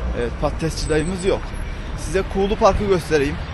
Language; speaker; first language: Turkish; native; Turkish